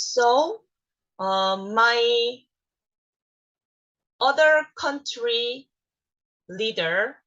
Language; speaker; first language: English; non-native, learner; Korean